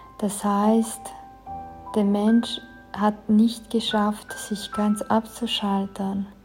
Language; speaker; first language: German; non-native, fluent; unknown